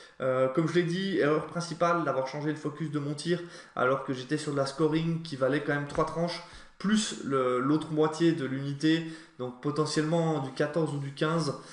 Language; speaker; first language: French; native; French